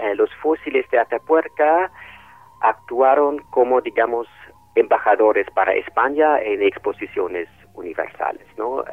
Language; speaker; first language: Spanish; non-native, fluent; German